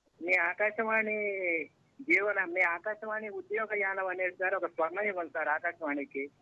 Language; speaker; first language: Telugu; native; Telugu